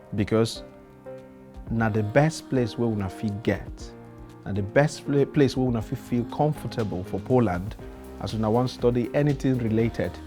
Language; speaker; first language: Polish; non-native, fluent; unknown